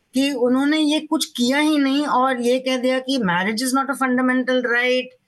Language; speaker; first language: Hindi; non-native, local second language; Marathi